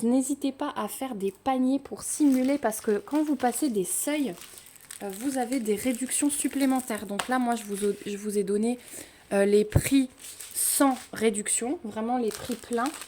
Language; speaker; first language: French; native; French